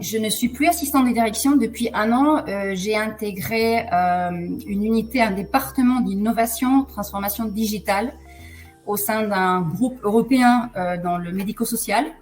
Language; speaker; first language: French; non-native, fluent; Spanish